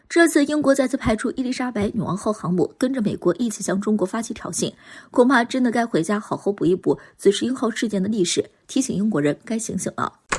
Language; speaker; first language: Chinese; native; Chinese